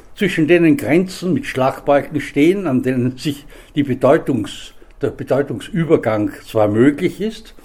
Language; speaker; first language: German; native; German